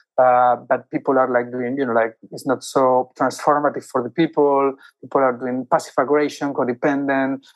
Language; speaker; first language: English; non-native, fluent; Spanish